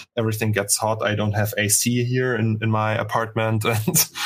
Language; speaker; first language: English; non-native, fluent; German